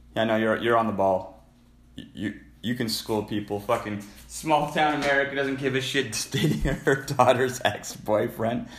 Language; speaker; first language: English; native; English